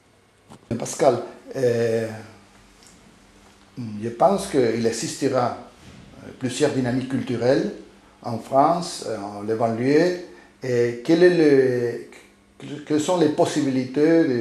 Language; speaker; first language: French; non-native, fluent; Spanish